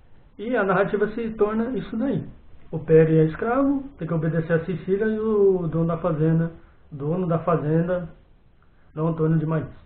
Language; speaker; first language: Portuguese; native; Portuguese